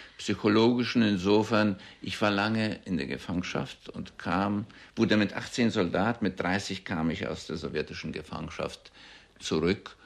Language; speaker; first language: German; early bilingual, heritage; German